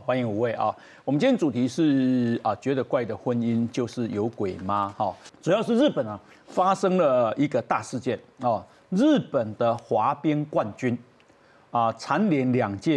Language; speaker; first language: Chinese; native; Chinese